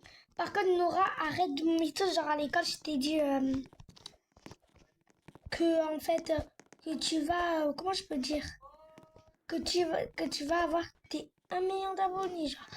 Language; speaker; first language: French; native; French